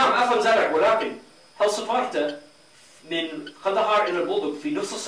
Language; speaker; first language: Arabic; non-native, learner; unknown